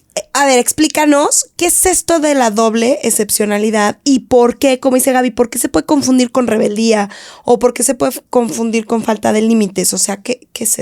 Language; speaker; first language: Spanish; native; Spanish